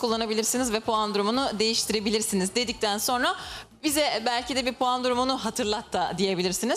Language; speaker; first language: Turkish; native; Turkish